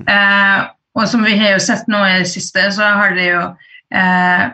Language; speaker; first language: Norwegian; early bilingual, other home language; Persian